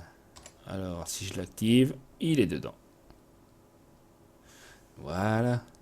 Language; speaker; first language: French; native; French